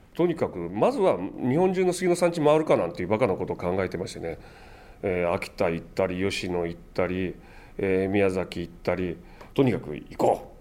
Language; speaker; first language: Japanese; native; Japanese